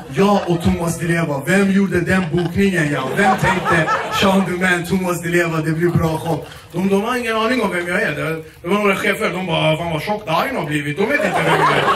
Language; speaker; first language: Swedish; early bilingual, other home language; Kurdish